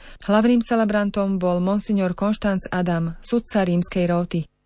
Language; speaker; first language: Slovak; native; Slovak